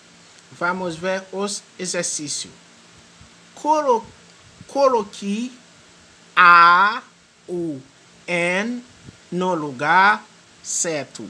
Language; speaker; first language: Portuguese; non-native, fluent; French